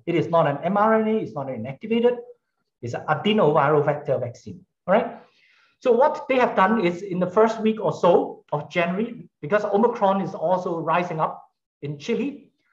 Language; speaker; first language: English; non-native, local second language; Cantonese